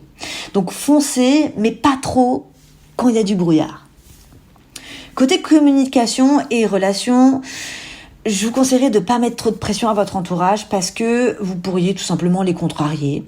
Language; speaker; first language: French; native; French